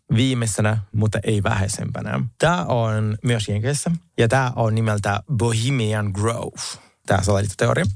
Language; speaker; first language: Finnish; non-native, fluent; Russian